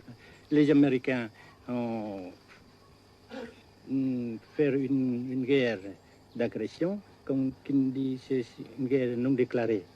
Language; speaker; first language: French; non-native, fluent; Vietnamese